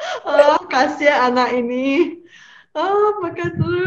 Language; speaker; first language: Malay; non-native, local second language; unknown